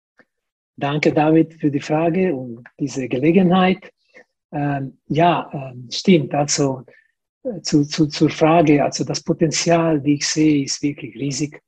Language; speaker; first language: German; non-native, fluent; Italian